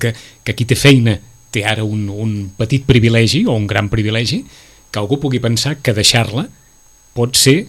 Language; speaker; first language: Catalan; native; Catalan